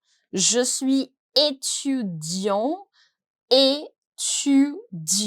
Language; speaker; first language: French; non-native, fluent; Hindi